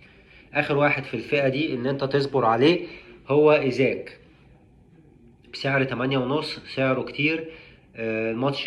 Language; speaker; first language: Arabic; native; Arabic